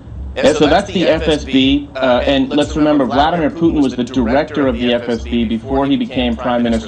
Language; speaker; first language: English; native; English